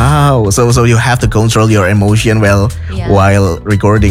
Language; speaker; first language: English; non-native, fluent; Indonesian